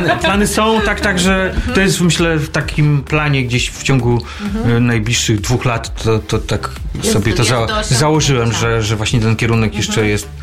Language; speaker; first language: Polish; native; Polish